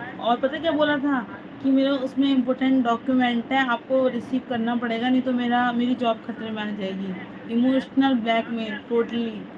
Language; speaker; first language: Hindi; native; Hindi